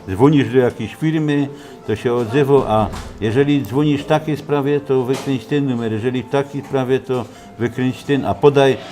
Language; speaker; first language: Polish; native; Polish